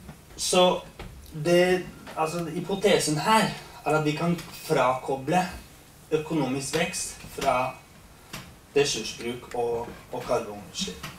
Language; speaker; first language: Norwegian; non-native, fluent; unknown